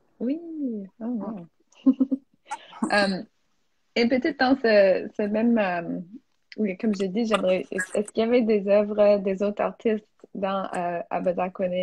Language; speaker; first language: French; non-native, fluent; English